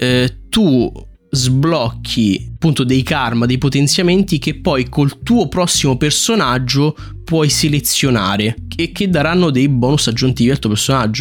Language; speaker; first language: Italian; native; Italian